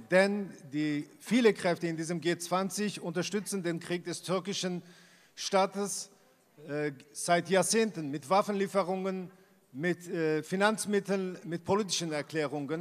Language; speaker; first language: German; early bilingual, other home language; Kurdish